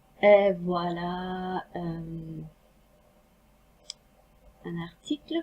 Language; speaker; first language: French; non-native, fluent; Norwegian